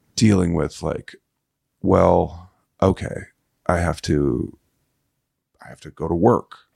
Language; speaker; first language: English; native; English